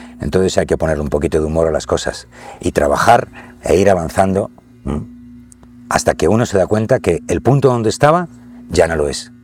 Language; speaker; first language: Spanish; native; Spanish